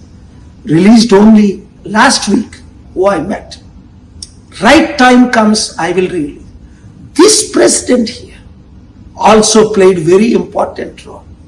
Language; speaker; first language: English; non-native, local second language; Telugu